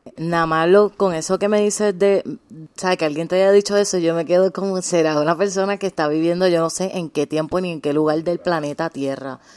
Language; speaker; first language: Spanish; native; Spanish